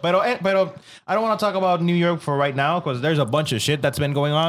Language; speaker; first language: English; non-native, local second language; Spanish